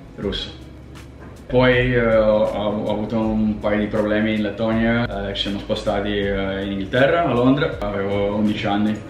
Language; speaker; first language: Italian; non-native, fluent; Russian